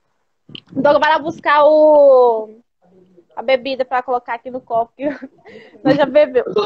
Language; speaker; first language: Portuguese; native; Portuguese